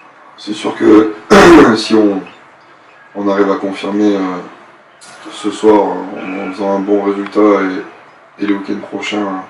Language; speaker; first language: French; native; French